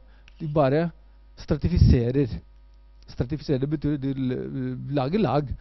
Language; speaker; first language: Norwegian; non-native, fluent; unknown